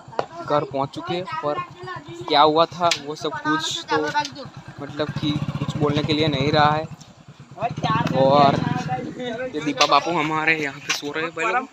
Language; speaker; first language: Hindi; non-native, local second language; Gujarati